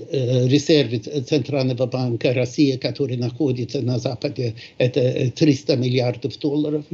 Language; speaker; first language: Russian; non-native, fluent; Swedish